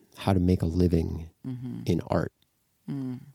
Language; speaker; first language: English; native; English